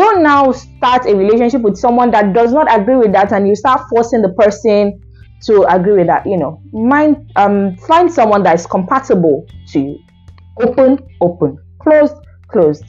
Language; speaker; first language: English; non-native, local second language; Igbo